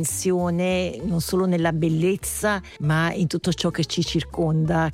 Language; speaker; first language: Italian; native; Italian